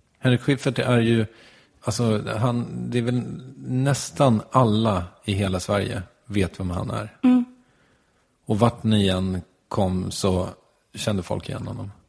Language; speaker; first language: Swedish; native; Swedish